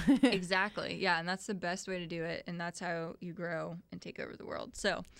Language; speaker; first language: English; native; English